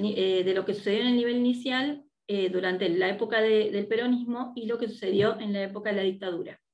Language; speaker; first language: Spanish; native; Spanish